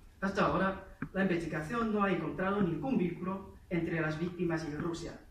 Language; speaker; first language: Spanish; non-native, fluent; Chinese